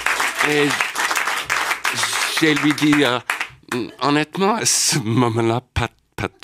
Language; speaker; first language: French; non-native, learner; English